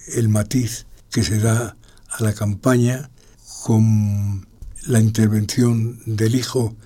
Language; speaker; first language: Spanish; native; Spanish